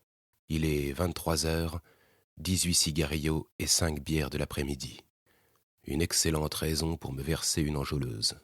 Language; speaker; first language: French; native; French